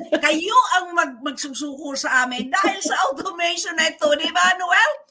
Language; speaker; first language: Filipino; non-native, local second language; Bikol